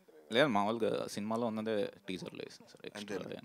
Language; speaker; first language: Telugu; native; Telugu